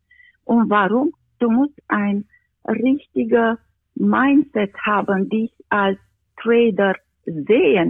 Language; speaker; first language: German; non-native, fluent; Romanian